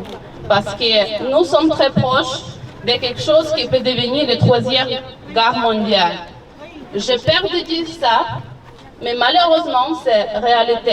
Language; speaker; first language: French; non-native, learner; Ukrainian